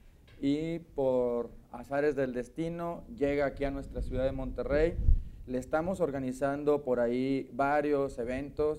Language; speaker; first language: Spanish; native; Spanish